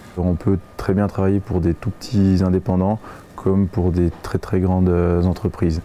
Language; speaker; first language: French; native; French